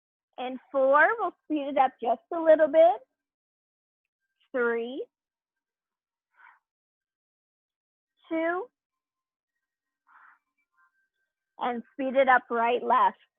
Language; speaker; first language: English; native; English